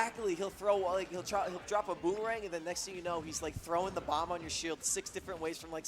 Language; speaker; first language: English; native; English